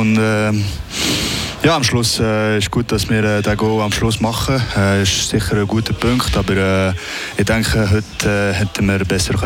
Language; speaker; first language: German; non-native, local second language; French